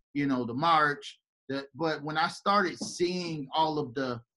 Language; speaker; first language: English; native; English